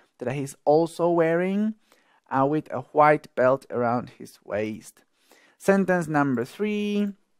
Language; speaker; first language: English; non-native, fluent; Slovak